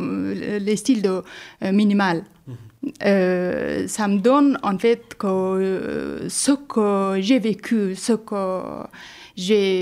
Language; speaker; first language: French; non-native, learner; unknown